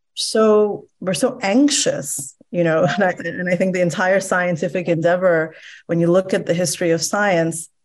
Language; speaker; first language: English; early bilingual, other home language; Persian